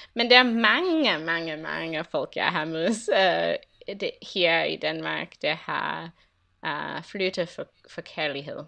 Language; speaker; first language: Danish; non-native, learner; English